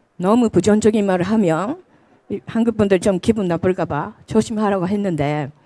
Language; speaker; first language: Korean; non-native, fluent; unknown